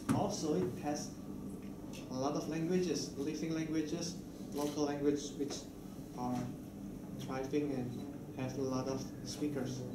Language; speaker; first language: English; non-native, fluent; Indonesian